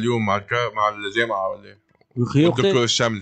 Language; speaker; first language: Arabic; native; Arabic